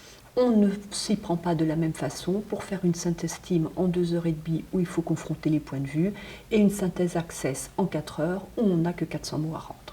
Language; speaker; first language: French; native; French